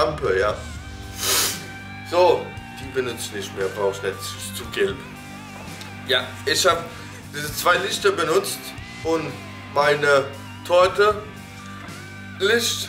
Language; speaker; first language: German; non-native, fluent; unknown